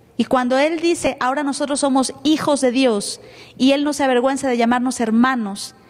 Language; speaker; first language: Spanish; native; Spanish